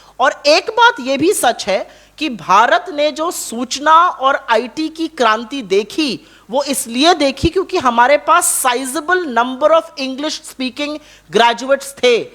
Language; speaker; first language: Hindi; native; Hindi